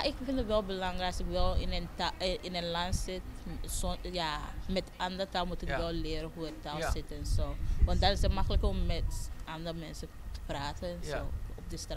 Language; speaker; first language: Dutch; non-native, fluent; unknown